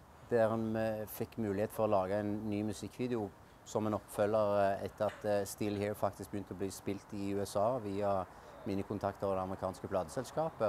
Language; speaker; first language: Norwegian; native; Norwegian